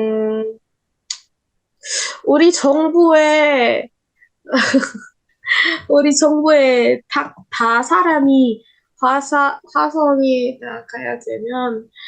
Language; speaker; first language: Korean; non-native, learner; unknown